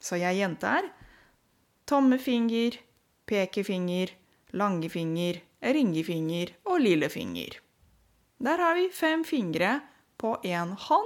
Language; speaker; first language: Norwegian; non-native, fluent; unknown